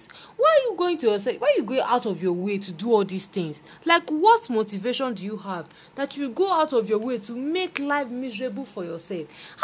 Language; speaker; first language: English; non-native, local second language; Yoruba